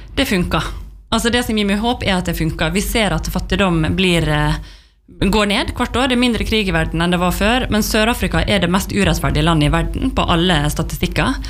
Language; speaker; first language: Norwegian; native; Norwegian